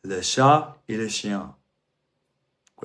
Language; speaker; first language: French; non-native, fluent; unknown